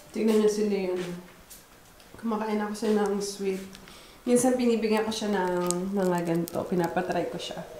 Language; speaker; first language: Filipino; native; Filipino